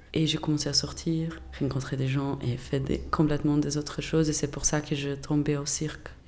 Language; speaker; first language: French; non-native, fluent; Portuguese